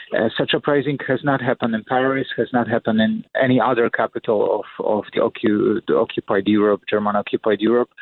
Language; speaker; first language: English; non-native, fluent; Polish